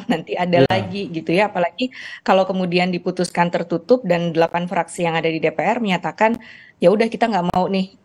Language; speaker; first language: Indonesian; native; Indonesian